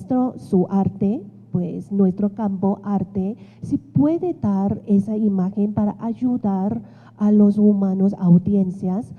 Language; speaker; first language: Spanish; non-native, fluent; Chinese